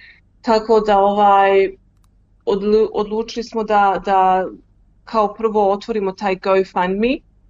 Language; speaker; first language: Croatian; early bilingual, heritage; Croatian